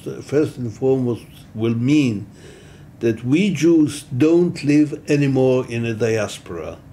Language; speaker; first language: English; non-native, fluent; Hebrew